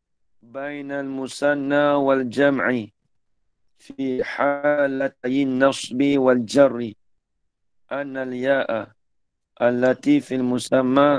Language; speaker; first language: Arabic; non-native, fluent; Malay